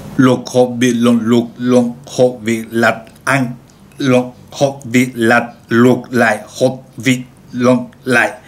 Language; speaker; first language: Vietnamese; non-native, learner; Japanese